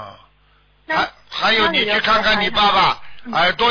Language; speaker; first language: Chinese; native; Chinese